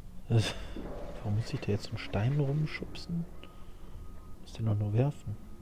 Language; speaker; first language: German; native; German